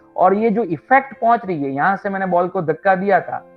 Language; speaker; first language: Hindi; non-native, local second language; Gujarati